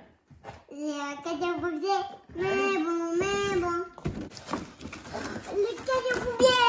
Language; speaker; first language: French; native; French